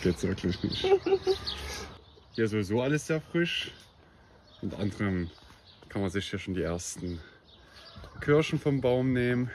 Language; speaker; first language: German; native; German